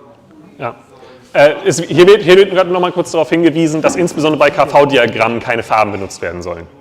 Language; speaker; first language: German; native; German